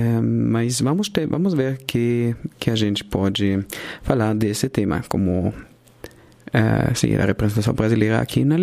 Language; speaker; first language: Portuguese; non-native, fluent; German